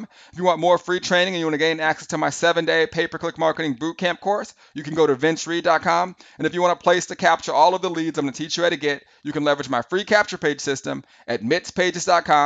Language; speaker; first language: English; native; English